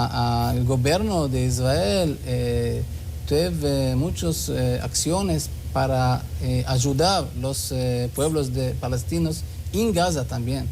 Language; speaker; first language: Spanish; non-native, learner; Hebrew